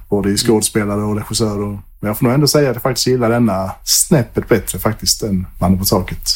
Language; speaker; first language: Swedish; native; Swedish